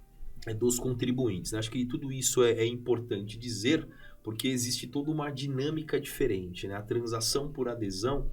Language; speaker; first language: Portuguese; native; Portuguese